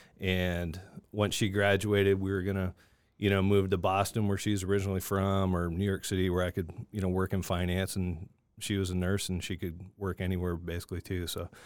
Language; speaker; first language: English; native; English